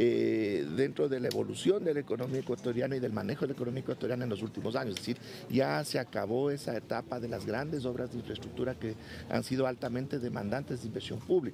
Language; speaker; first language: Spanish; native; Spanish